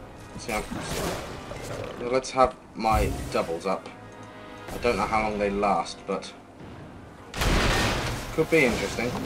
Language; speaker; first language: English; native; English